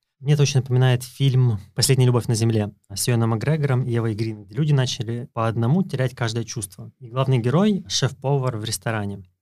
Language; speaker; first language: Russian; native; Russian